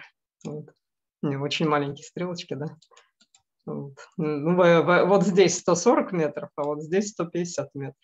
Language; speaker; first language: Russian; native; Russian